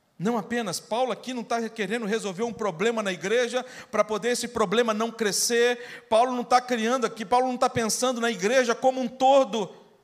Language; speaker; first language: Portuguese; native; Portuguese